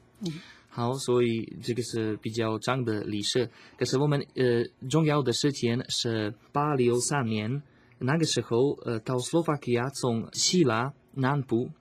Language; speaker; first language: Chinese; non-native, learner; Slovak